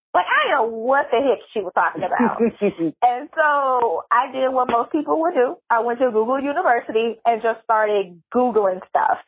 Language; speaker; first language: English; native; English